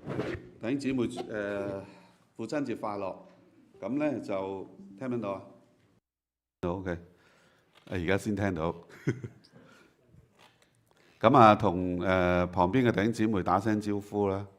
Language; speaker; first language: Chinese; native; Chinese